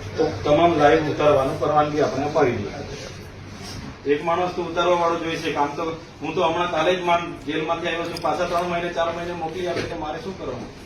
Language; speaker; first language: Gujarati; non-native, local second language; Vasavi